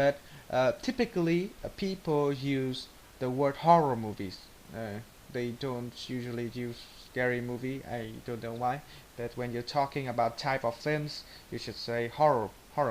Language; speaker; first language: English; non-native, learner; Vietnamese